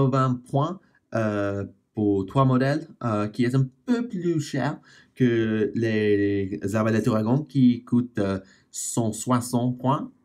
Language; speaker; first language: French; non-native, fluent; English